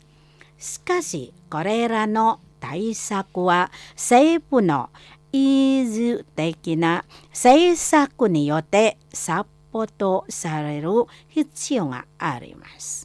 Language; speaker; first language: Japanese; non-native, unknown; Indonesian